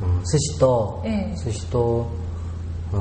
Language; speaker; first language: Japanese; non-native, learner; Korean